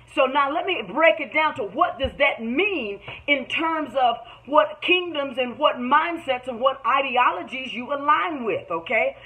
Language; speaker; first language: English; native; English